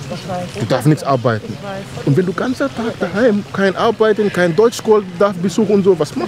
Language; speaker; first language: German; non-native, learner; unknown